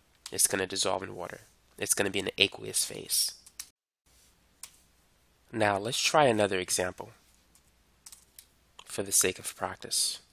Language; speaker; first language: English; native; English